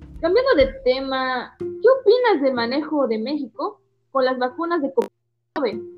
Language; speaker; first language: Spanish; native; Spanish